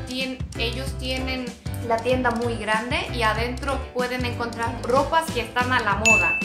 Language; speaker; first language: Spanish; non-native, fluent; Korean